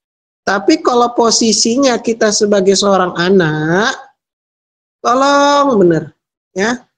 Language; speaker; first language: Indonesian; native; Indonesian